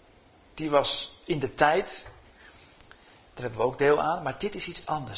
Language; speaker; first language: Dutch; native; Dutch